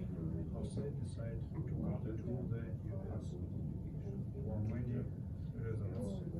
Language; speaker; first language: English; non-native, learner; Russian